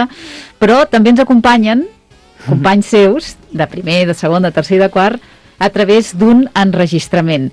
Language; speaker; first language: Catalan; native; Catalan